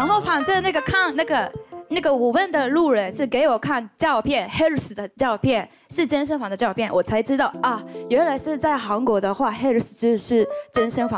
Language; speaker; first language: Chinese; non-native, fluent; Japanese